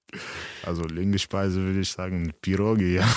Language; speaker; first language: German; early bilingual, other home language; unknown